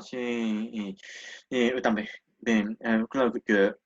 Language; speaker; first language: Portuguese; non-native, learner; Japanese